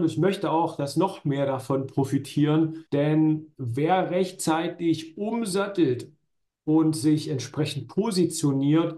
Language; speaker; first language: German; native; German